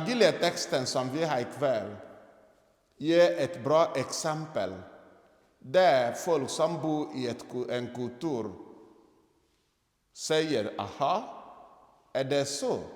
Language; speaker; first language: Swedish; non-native, fluent; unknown